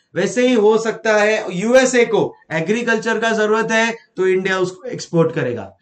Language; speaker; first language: Hindi; native; Hindi